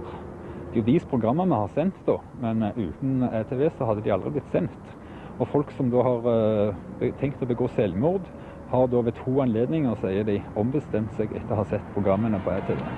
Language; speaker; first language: Norwegian; native; Norwegian